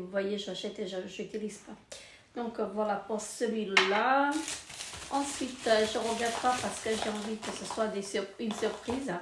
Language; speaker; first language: French; native; French